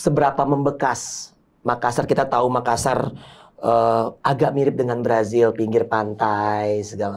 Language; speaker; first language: Indonesian; native; Indonesian